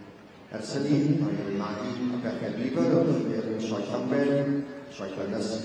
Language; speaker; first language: Welsh; native; Welsh